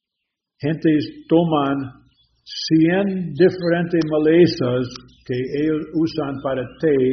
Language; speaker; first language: Spanish; non-native, learner; English